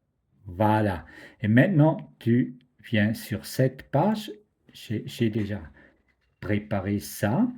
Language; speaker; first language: French; non-native, fluent; German